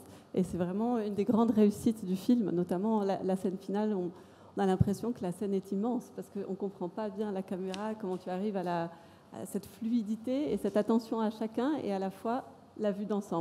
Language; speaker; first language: French; native; French